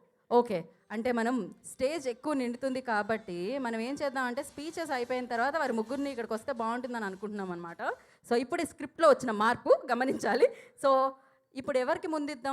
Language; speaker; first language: Telugu; native; Telugu